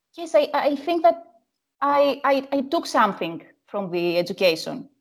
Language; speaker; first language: English; non-native, learner; Greek